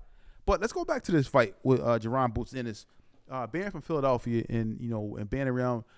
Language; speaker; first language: English; native; English